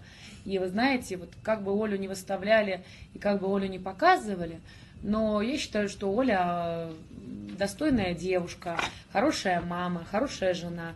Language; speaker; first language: Russian; native; Russian